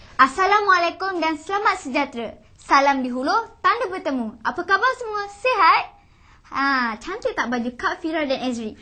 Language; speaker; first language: Malay; native; Malay